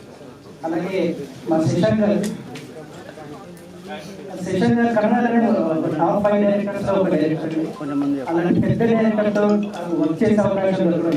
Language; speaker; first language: Telugu; native; Telugu